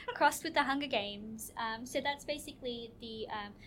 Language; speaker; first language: English; native; English